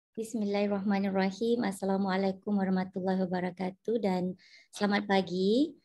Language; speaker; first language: Malay; native; Malay